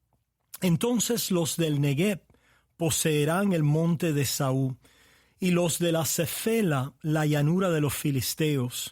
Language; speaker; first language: Spanish; native; Spanish